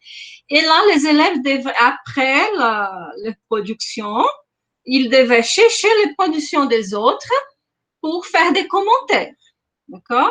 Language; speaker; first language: French; non-native, fluent; Portuguese